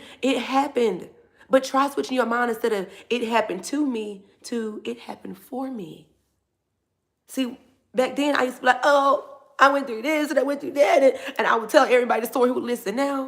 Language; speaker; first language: English; native; English